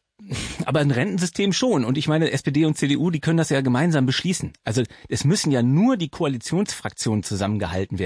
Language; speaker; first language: German; native; German